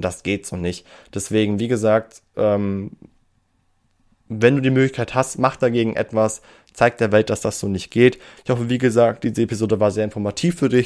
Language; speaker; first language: German; native; German